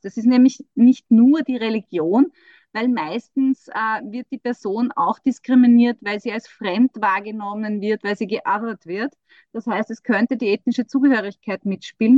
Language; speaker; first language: German; native; German